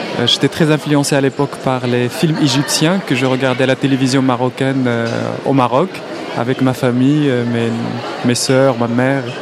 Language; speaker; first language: French; non-native, local second language; Arabic